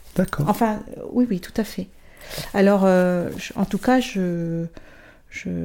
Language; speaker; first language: French; native; French